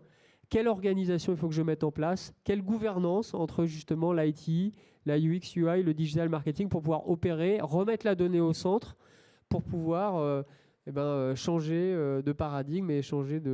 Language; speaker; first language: French; native; French